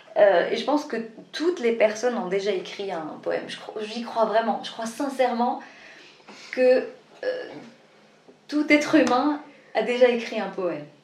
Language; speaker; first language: French; non-native, local second language; Arabic